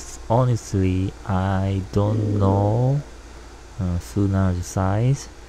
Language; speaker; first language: English; non-native, learner; Korean